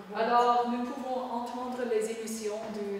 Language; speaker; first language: French; non-native, learner; English